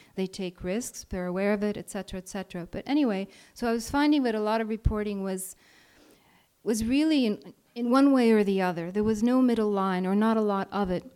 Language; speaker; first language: English; non-native, fluent; Italian